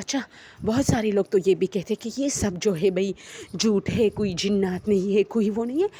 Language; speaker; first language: Urdu; non-native, local second language; Pashto